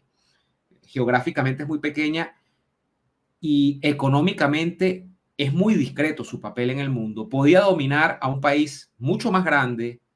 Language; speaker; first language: Spanish; native; Spanish